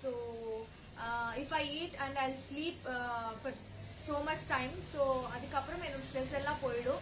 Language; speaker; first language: Tamil; non-native, learner; Telugu